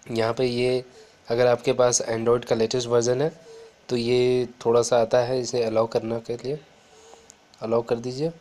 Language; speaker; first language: Hindi; native; Hindi